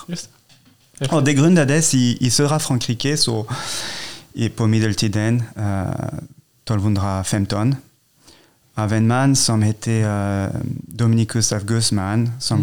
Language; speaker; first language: Swedish; non-native, fluent; French